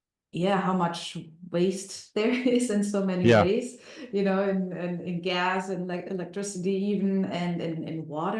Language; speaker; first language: English; non-native, fluent; German